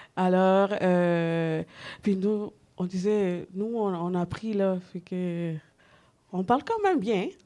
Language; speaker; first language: French; non-native, fluent; Spanish